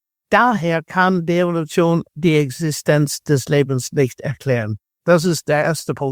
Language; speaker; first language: German; non-native, fluent; English